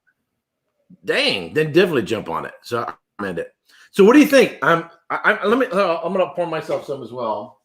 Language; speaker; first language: English; native; English